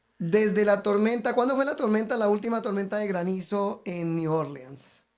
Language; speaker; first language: Spanish; native; Spanish